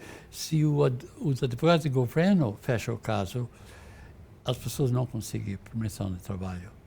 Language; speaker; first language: Portuguese; non-native, fluent; English